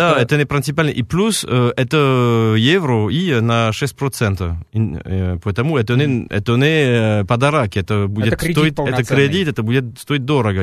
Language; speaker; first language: Russian; non-native, fluent; French